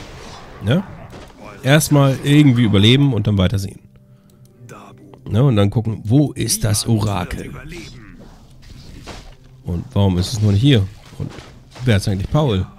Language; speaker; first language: German; native; German